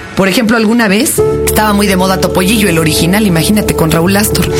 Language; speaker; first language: Spanish; native; Spanish